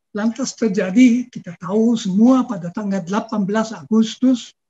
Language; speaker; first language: Indonesian; non-native, fluent; German